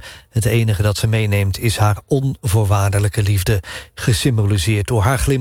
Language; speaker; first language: Dutch; native; Dutch